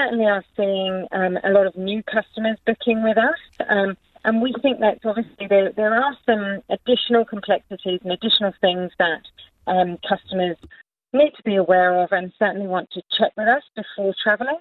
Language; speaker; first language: English; native; English